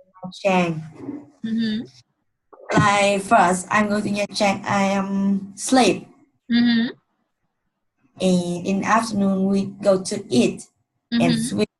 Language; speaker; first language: English; non-native, learner; Vietnamese